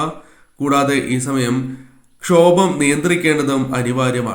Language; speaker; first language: Malayalam; native; Malayalam